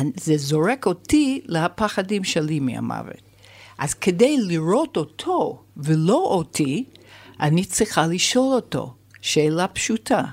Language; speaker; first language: Hebrew; non-native, fluent; English